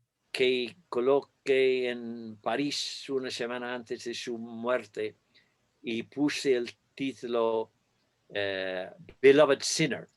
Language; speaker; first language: Spanish; non-native, fluent; English